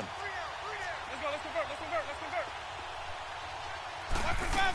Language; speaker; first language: English; native; English